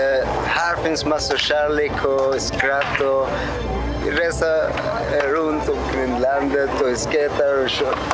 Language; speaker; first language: Swedish; non-native, learner; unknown